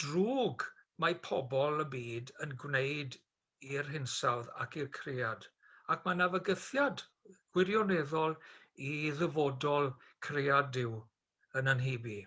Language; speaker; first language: Welsh; native; Welsh